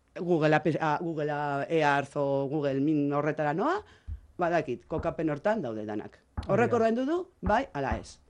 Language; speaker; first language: Basque; non-native, local second language; Spanish